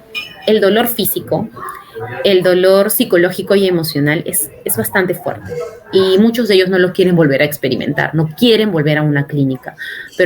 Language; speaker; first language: Spanish; native; Spanish